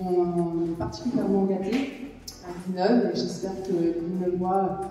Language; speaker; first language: French; native; French